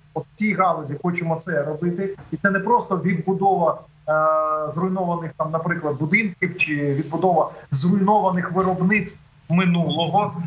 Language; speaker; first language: Ukrainian; native; Ukrainian